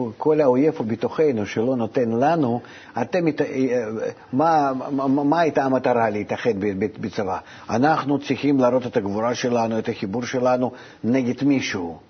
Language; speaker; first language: Hebrew; non-native, fluent; Russian